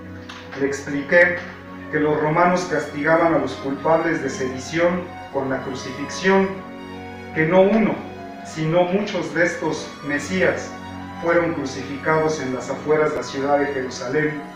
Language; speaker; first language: Spanish; native; Spanish